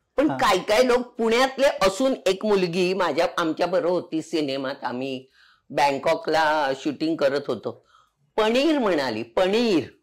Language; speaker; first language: Marathi; non-native, local second language; Konkani